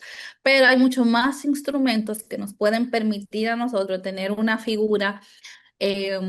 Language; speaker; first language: Spanish; native; Spanish